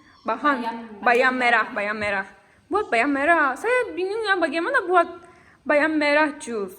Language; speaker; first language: Indonesian; non-native, learner; Turkish